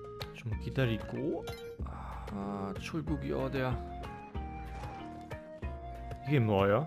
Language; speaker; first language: Korean; non-native, learner; German